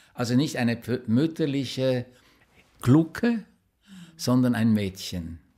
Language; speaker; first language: German; native; German